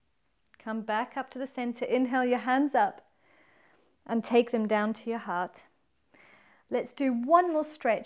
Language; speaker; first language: English; native; English